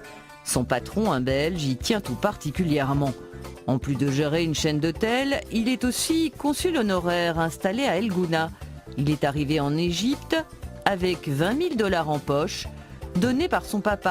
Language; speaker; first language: French; native; French